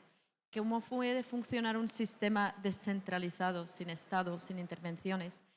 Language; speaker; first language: Spanish; non-native, fluent; Czech